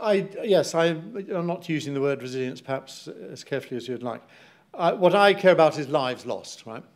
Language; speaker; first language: English; native; English